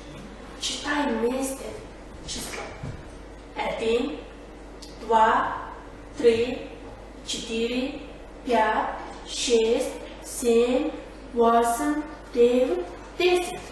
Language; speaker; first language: Russian; non-native, fluent; Mongolian